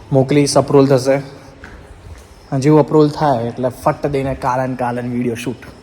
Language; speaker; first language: Gujarati; native; Gujarati